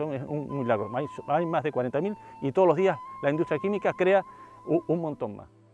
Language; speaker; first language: Spanish; native; Spanish